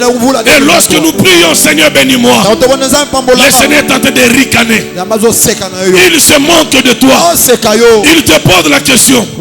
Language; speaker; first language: French; non-native, local second language; Lingala